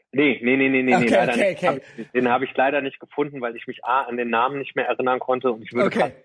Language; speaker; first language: German; native; German